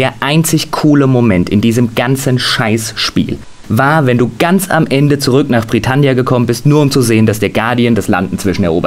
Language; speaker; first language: German; native; German